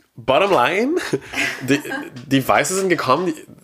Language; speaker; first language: German; non-native, fluent; English